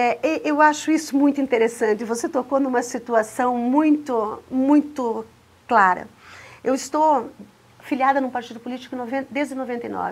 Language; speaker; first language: Portuguese; native; Portuguese